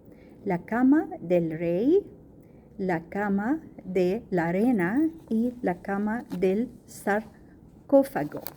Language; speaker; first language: Spanish; non-native, learner; Arabic